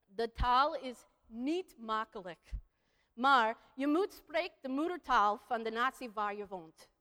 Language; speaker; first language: Dutch; non-native, learner; English